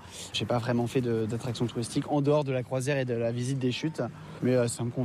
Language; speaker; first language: French; native; French